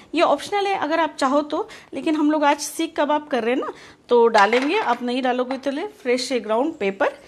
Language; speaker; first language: Hindi; non-native, local second language; Marathi